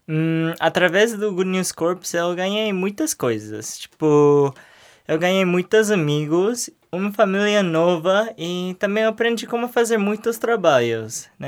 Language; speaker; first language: Portuguese; non-native, learner; English